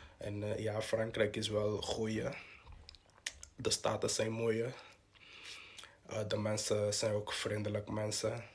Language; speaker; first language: Dutch; non-native, local second language; Portuguese